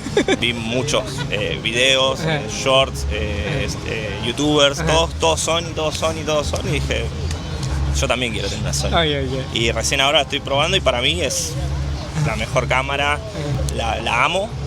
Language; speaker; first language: Spanish; native; Spanish